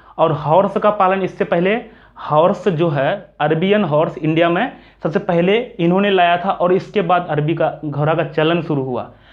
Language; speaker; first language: Hindi; native; Hindi